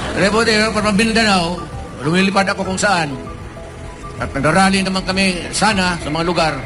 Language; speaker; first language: Filipino; non-native, local second language; Cebuano